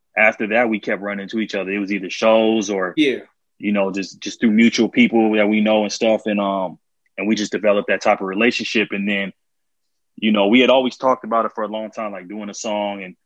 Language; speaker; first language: English; native; English